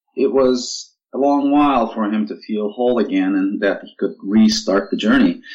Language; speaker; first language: English; non-native, fluent; Turkish